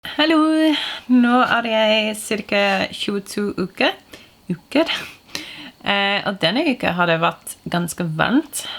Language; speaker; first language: Norwegian; non-native, fluent; English